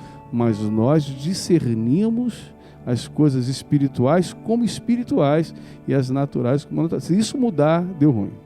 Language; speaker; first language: Portuguese; native; Portuguese